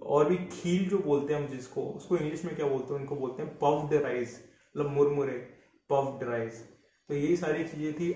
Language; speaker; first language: Hindi; native; Hindi